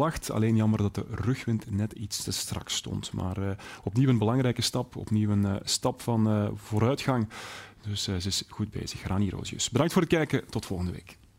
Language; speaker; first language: Dutch; native; Dutch